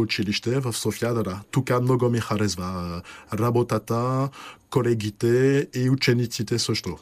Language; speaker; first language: Bulgarian; non-native, learner; French